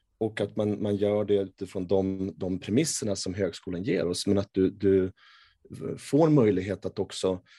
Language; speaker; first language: Swedish; native; Swedish